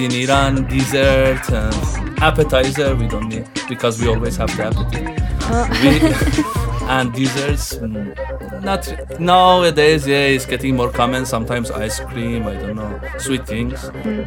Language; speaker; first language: English; non-native, fluent; Persian